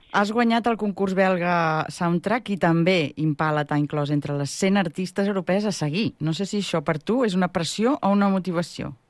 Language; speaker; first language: Catalan; native; Catalan